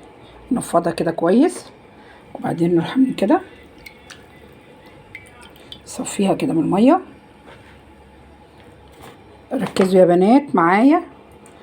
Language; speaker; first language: Arabic; native; Arabic